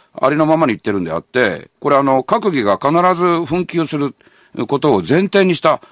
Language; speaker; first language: Japanese; native; Japanese